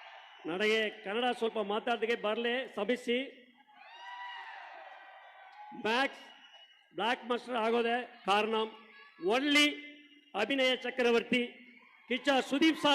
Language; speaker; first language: Kannada; non-native, learner; Telugu